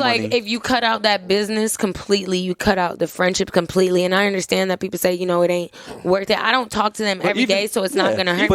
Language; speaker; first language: English; native; English